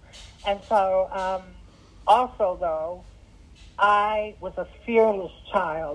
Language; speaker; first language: English; early bilingual, other home language; Arabic